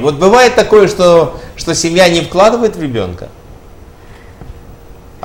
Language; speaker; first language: Russian; native; Russian